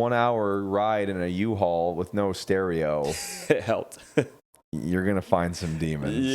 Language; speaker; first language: English; native; English